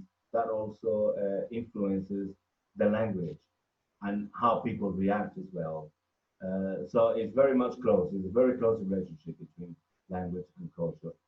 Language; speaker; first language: English; non-native, fluent; Spanish